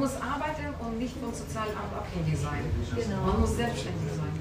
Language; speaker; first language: German; non-native, learner; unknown